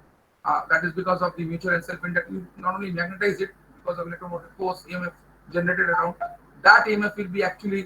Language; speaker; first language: English; non-native, local second language; Bangla